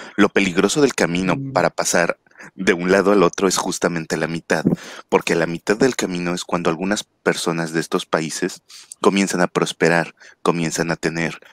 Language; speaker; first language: Spanish; native; Spanish